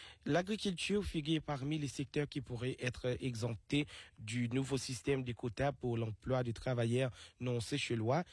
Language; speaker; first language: French; non-native, local second language; Seselwa Creole French